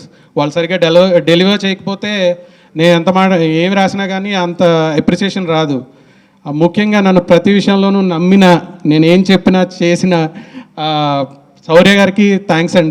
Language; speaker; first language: Telugu; native; Telugu